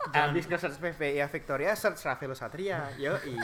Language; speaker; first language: Indonesian; native; Indonesian